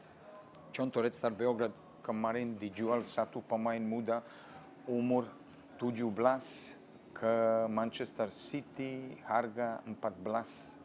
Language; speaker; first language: Indonesian; non-native, fluent; Serbian